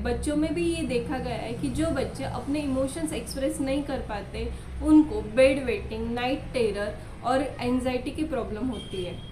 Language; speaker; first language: Hindi; non-native, local second language; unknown